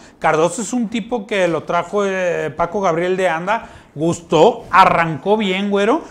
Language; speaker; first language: Spanish; native; Spanish